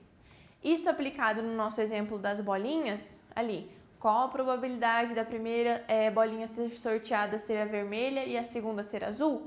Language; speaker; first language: Portuguese; native; Portuguese